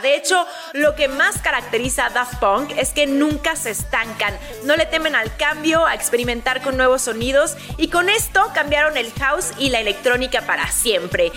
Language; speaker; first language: Spanish; native; Spanish